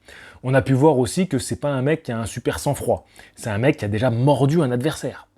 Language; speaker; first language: French; native; French